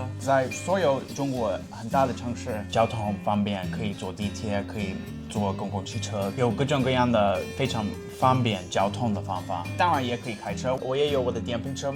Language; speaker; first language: Chinese; non-native, fluent; English